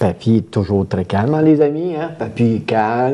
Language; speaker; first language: French; native; French